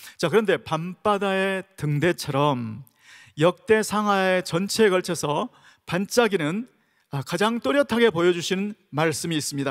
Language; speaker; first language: Korean; native; Korean